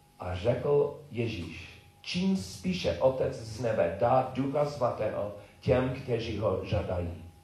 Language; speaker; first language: Czech; non-native, learner; English